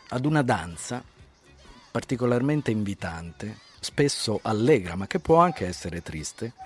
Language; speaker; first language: Italian; native; Italian